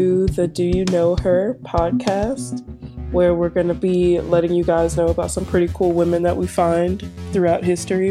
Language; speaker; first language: English; native; English